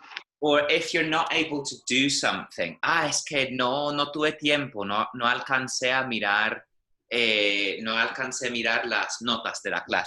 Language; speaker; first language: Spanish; non-native, fluent; English